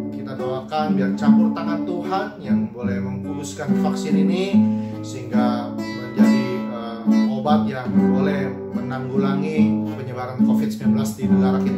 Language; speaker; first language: Indonesian; native; Indonesian